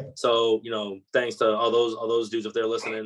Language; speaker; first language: English; native; English